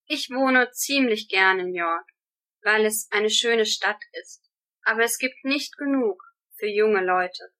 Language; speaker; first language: German; non-native, learner; English